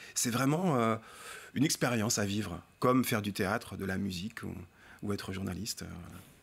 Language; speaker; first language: French; native; French